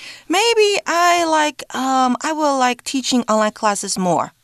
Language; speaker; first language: English; non-native, fluent; Chinese